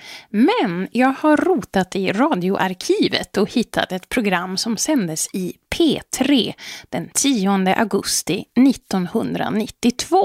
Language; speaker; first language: Swedish; native; Swedish